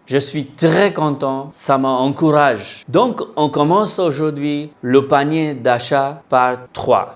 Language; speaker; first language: French; non-native, local second language; Hindi